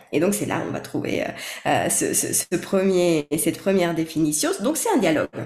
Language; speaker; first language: French; non-native, fluent; Spanish